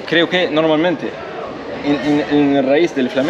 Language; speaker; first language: Spanish; non-native, learner; Arabic